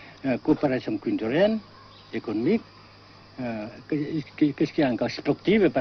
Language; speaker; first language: French; non-native, local second language; Vietnamese